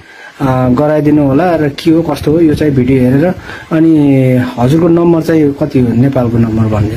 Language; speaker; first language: Nepali; native; Nepali